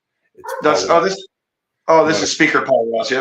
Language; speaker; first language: English; native; English